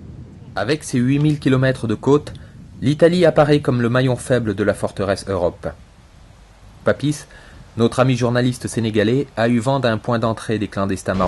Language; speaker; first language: French; native; French